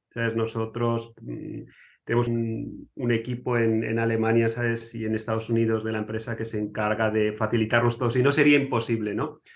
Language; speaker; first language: Spanish; native; Spanish